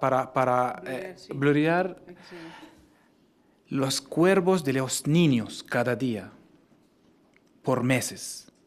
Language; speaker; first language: Spanish; non-native, fluent; Arabic